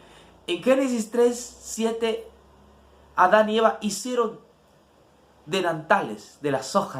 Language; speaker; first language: Spanish; native; Spanish